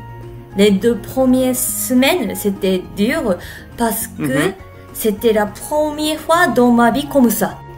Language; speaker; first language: French; non-native, learner; Japanese